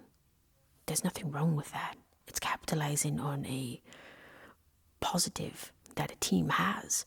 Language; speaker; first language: English; non-native, local second language; Welsh